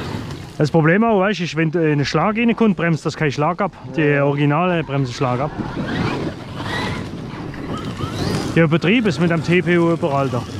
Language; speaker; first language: German; non-native, fluent; French